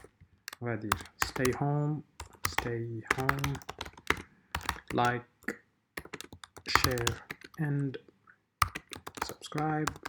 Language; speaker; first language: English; non-native, fluent; French